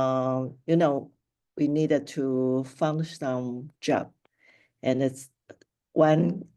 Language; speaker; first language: English; non-native, local second language; Chinese